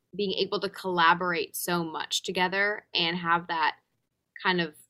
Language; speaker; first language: English; native; English